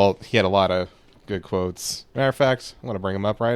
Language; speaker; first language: English; native; English